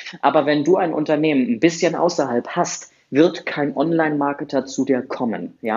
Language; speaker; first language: German; native; German